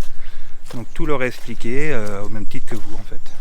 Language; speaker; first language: French; native; French